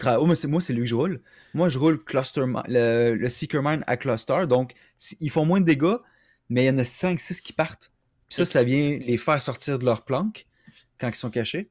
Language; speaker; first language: French; native; French